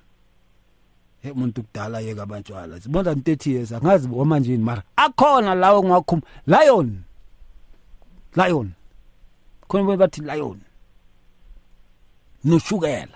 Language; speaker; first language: English; non-native, local second language; Zulu